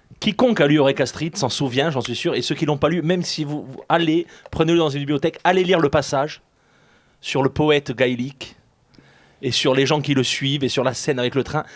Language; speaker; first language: French; native; French